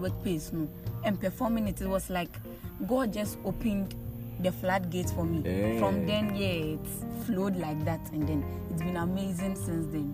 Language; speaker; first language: English; non-native, local second language; Akan